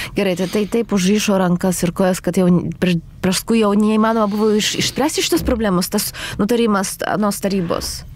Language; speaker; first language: Lithuanian; non-native, local second language; Polish